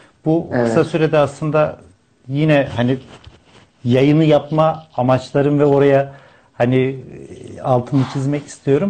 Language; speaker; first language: Turkish; native; Turkish